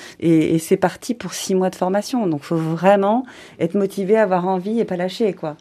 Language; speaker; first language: French; native; French